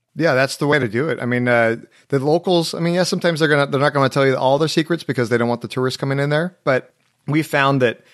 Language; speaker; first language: English; native; English